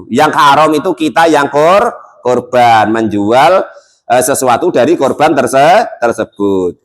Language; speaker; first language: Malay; non-native, local second language; Javanese